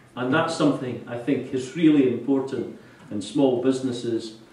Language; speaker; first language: English; native; English